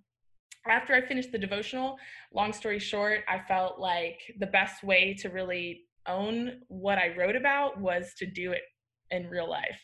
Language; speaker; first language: English; native; English